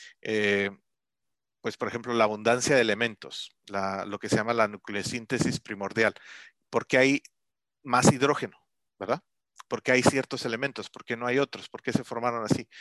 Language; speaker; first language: Spanish; native; Spanish